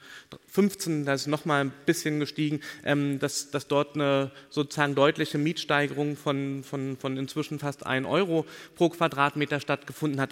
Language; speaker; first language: German; native; German